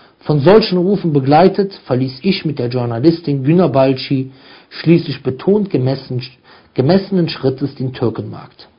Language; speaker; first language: German; native; German